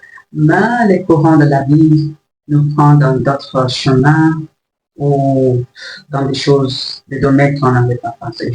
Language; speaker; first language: French; non-native, learner; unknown